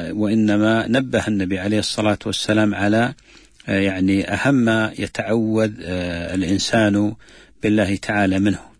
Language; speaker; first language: Arabic; native; Arabic